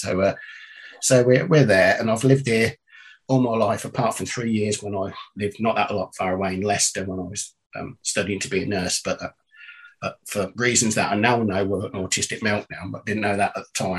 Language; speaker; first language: English; native; English